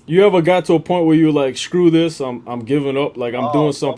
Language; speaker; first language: English; native; English